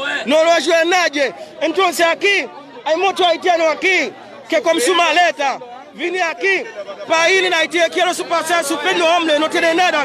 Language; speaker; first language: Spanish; non-native, learner; Haitian Creole